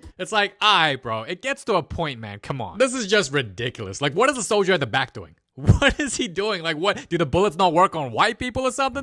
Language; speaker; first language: English; native; English